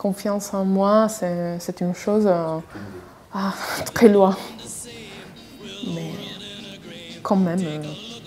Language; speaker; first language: French; non-native, fluent; Italian